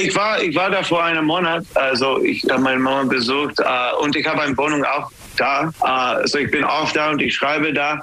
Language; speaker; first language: German; non-native, learner; English